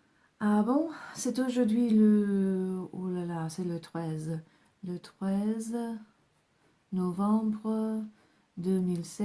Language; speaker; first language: French; non-native, fluent; English